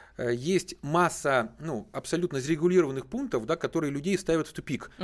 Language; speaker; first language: Russian; native; Russian